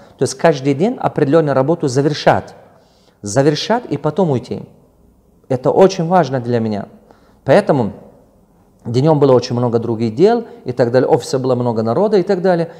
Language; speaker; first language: Russian; non-native, local second language; Tajik